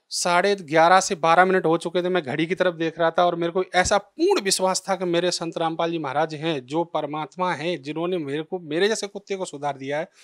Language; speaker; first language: Hindi; native; Hindi